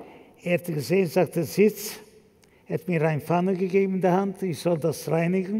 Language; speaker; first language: German; non-native, fluent; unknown